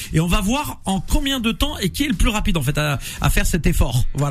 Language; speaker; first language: French; native; French